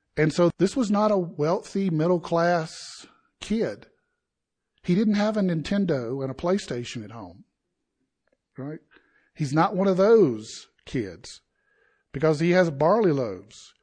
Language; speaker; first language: English; native; English